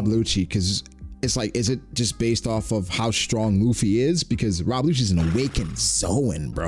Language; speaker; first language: English; native; English